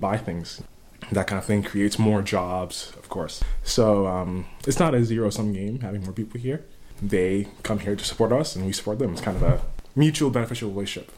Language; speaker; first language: English; native; English